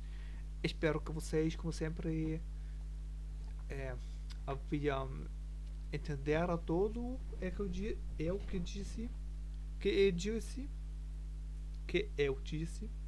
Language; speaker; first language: Portuguese; non-native, learner; German